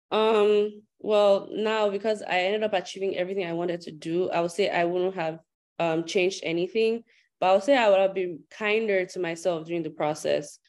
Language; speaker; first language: English; non-native, local second language; Yoruba